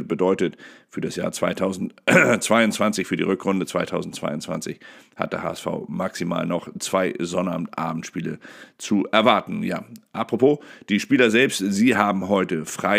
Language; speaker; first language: German; native; German